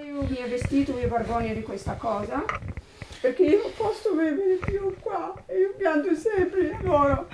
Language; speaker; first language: Italian; non-native, learner; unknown